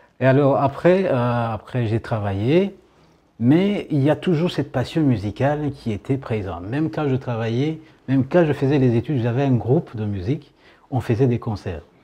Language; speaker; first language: French; non-native, local second language; Kinyarwanda